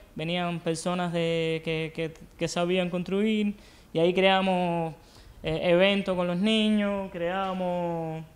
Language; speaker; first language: Spanish; native; Spanish